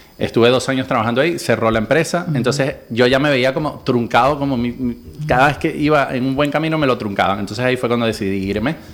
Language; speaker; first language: Spanish; native; Spanish